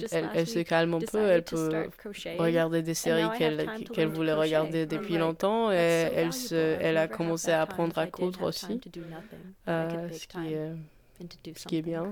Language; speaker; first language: French; non-native, fluent; Polish